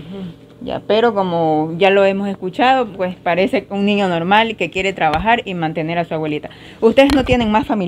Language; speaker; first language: Spanish; native; Spanish